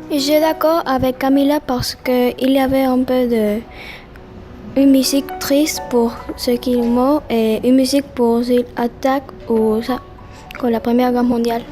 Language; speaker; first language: French; non-native, learner; Spanish